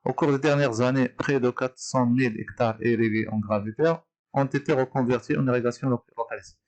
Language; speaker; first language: French; non-native, local second language; Arabic